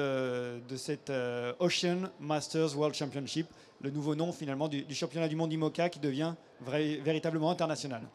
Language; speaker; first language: French; native; French